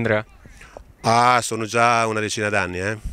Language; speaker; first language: Italian; native; Italian